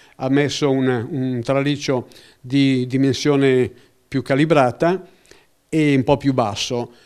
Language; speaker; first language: Italian; native; Italian